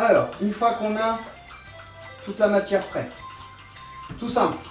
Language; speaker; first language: French; non-native, learner; Spanish